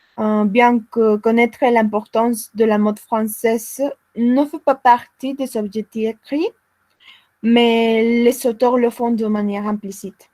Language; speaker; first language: French; non-native, learner; Spanish